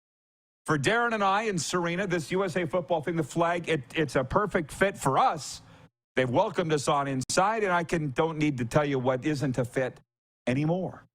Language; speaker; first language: English; native; English